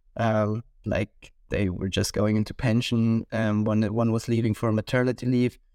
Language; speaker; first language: English; non-native, fluent; German